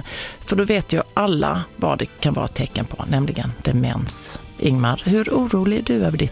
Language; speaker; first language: Swedish; native; Swedish